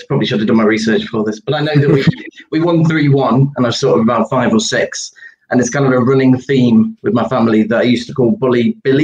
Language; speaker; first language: English; native; English